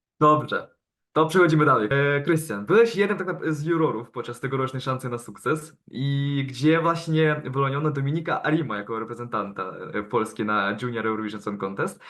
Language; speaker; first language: Polish; native; Polish